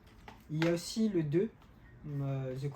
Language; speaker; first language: French; native; French